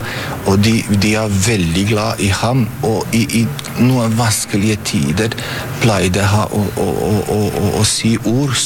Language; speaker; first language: Norwegian; non-native, fluent; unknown